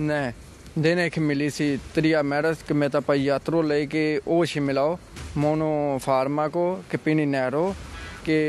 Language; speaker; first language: Greek; non-native, learner; Urdu